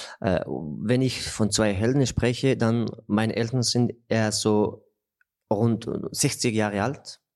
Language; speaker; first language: German; non-native, fluent; Persian